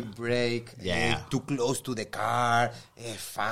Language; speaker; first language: English; non-native, learner; Spanish